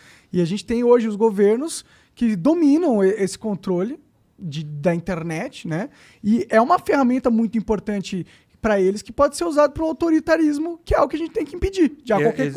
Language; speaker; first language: Portuguese; native; Portuguese